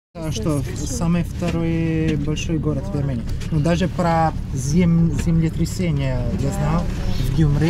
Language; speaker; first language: Russian; non-native, learner; Italian